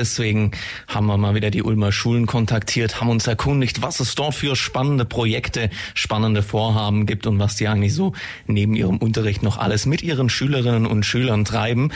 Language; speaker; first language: German; native; German